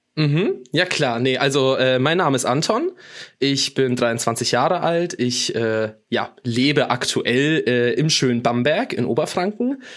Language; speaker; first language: German; early bilingual, other home language; Russian